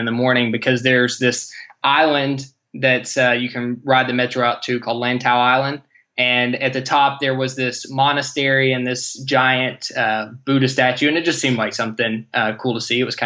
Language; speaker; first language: English; native; English